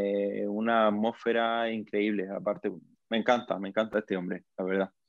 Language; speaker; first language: Spanish; native; Spanish